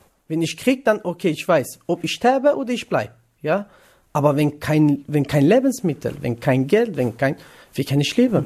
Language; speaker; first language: German; non-native, learner; Kurdish